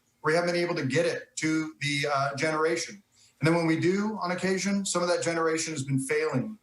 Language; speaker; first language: English; native; English